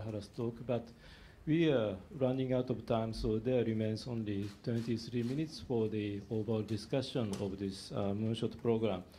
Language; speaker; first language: English; non-native, fluent; Japanese